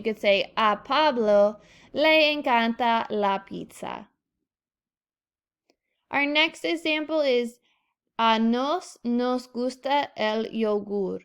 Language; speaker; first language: Spanish; non-native, fluent; English